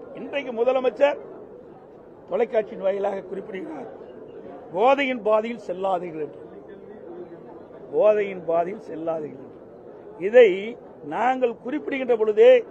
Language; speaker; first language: Tamil; native; Tamil